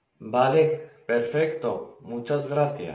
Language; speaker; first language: Spanish; non-native, fluent; Arabic